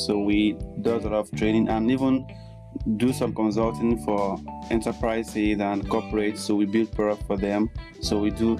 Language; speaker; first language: English; non-native, local second language; Yoruba